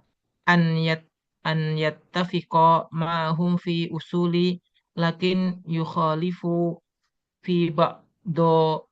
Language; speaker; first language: Arabic; non-native, learner; Indonesian